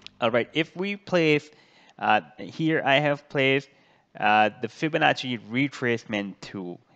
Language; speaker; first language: English; non-native, local second language; Urdu